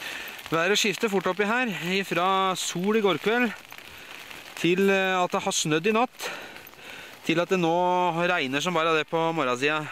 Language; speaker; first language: Norwegian; native; Norwegian